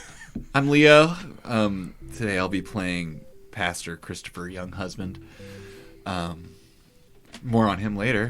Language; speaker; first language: English; native; English